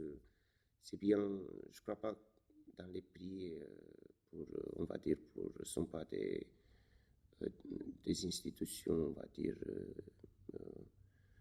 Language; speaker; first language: French; non-native, fluent; Romanian